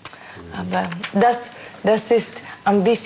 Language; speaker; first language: German; non-native, learner; Russian